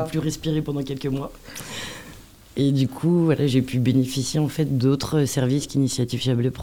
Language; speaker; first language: French; native; French